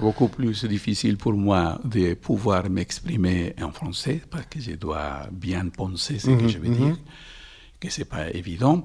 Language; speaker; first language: French; non-native, fluent; Spanish